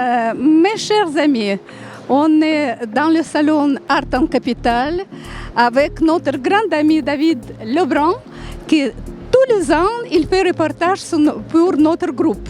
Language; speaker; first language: French; non-native, fluent; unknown